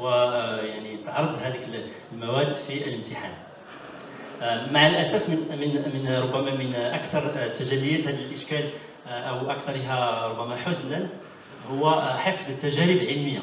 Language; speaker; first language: Arabic; native; Arabic